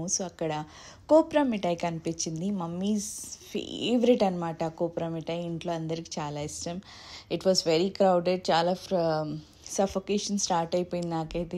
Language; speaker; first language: Telugu; non-native, local second language; Urdu